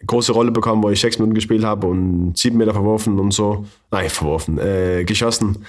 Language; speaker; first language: German; non-native, learner; Faroese